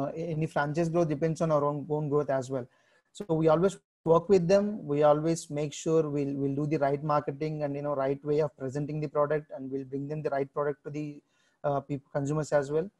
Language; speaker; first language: English; non-native, local second language; Telugu